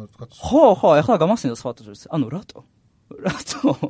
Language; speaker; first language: Georgian; non-native, learner; Japanese